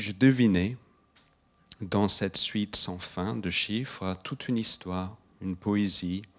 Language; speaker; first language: French; non-native, fluent; English